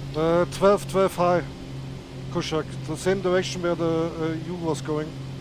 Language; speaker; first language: English; non-native, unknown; German